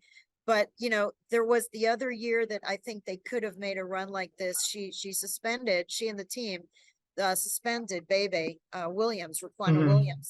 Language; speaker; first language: English; native; English